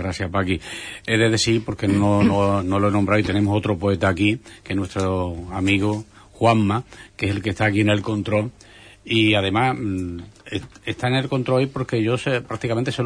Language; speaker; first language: Spanish; native; Spanish